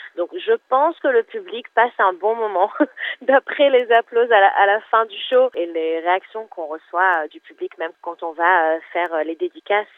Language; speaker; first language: French; non-native, fluent; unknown